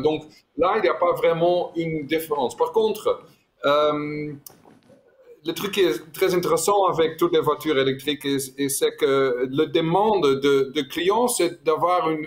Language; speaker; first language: French; non-native, fluent; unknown